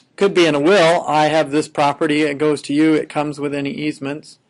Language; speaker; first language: English; native; English